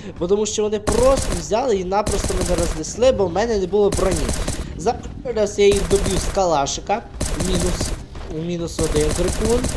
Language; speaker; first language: Ukrainian; non-native, local second language; Russian